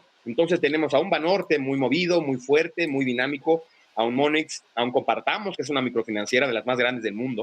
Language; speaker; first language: Spanish; native; Spanish